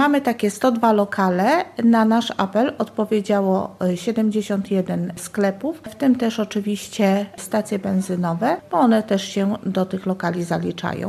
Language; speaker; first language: Polish; native; Polish